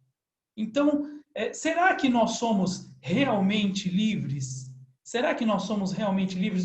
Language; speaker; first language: Portuguese; native; Portuguese